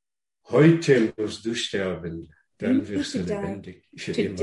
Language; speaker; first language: German; non-native, fluent; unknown